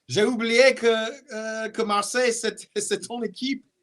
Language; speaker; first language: French; non-native, learner; English